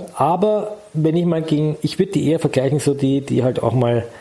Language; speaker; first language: German; native; German